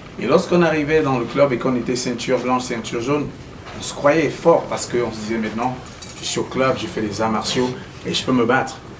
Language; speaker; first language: French; non-native, local second language; Basaa